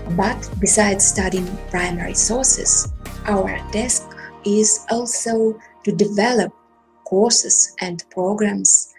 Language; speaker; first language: English; non-native, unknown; Russian